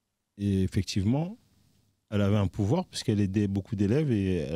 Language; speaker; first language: French; native; French